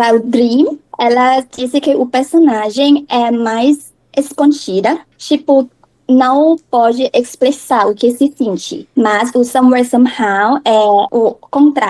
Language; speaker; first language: Portuguese; non-native, learner; Thai